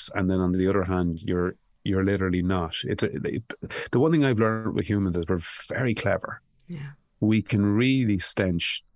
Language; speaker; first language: English; native; English